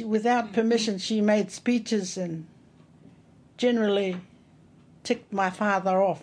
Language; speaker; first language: English; native; English